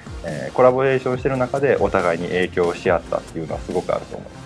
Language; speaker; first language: Japanese; native; Japanese